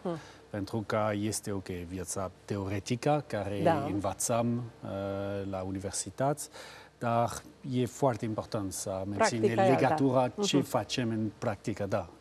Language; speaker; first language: Romanian; non-native, learner; French